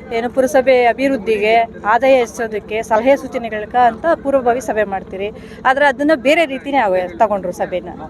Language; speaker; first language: Kannada; native; Kannada